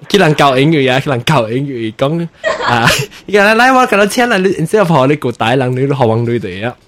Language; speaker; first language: Chinese; non-native, local second language; Min Nan Chinese